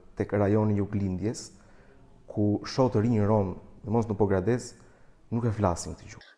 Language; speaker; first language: Albanian; non-native, local second language; Romany